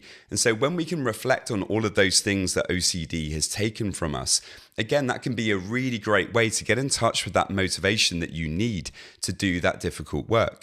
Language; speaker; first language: English; native; English